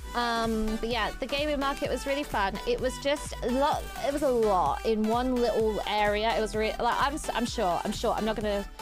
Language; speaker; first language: English; native; English